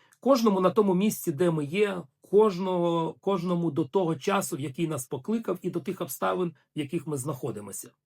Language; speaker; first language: Ukrainian; non-native, local second language; Russian